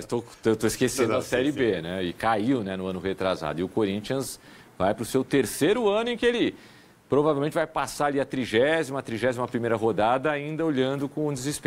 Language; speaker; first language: Portuguese; native; Portuguese